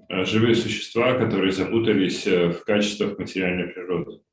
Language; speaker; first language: Russian; native; Russian